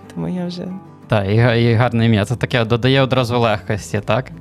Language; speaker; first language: Ukrainian; non-native, local second language; Russian